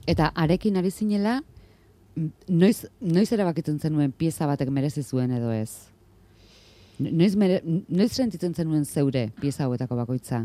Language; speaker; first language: Basque; native; Basque